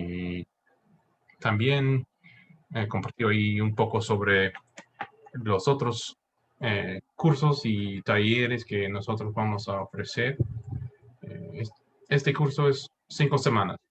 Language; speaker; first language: Spanish; non-native, fluent; English